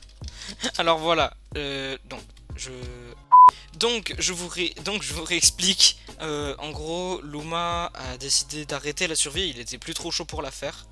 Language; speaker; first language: French; native; French